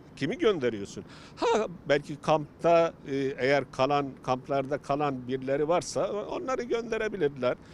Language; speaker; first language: Turkish; non-native, fluent; Arabic